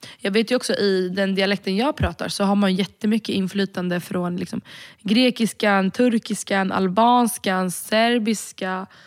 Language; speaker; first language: Swedish; early bilingual, other home language; Romany